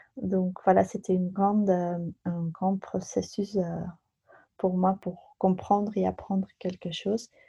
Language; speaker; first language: French; non-native, local second language; Dutch